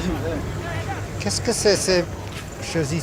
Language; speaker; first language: French; non-native, learner; English